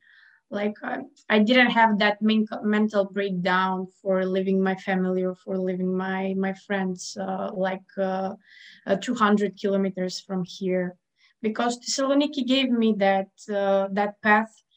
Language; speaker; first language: English; non-native, fluent; Macedonian